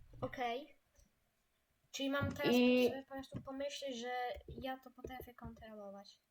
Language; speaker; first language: Polish; native; Polish